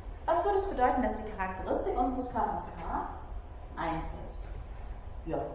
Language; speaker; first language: German; native; German